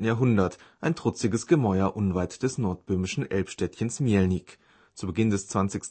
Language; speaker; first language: German; native; German